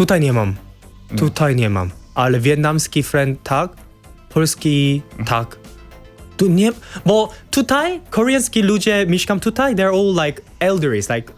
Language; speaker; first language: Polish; non-native, learner; Korean